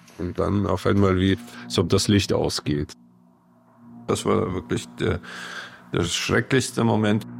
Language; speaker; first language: German; early bilingual, other home language; Russian